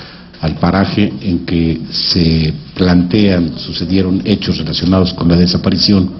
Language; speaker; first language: Spanish; native; Spanish